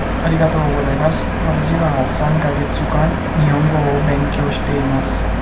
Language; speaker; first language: Japanese; non-native, learner; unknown